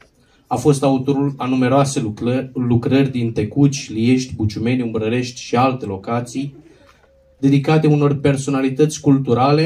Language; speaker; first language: Romanian; native; Romanian